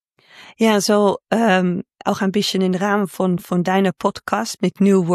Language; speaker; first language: German; non-native, fluent; Dutch